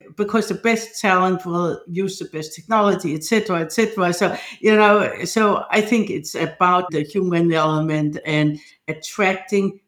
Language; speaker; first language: English; non-native, fluent; Danish